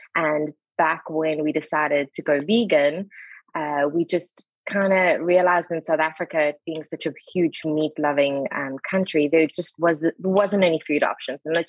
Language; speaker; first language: English; native; English